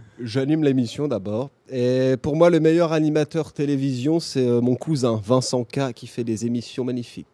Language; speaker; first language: French; native; French